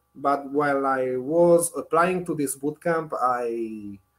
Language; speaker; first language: English; non-native, fluent; Spanish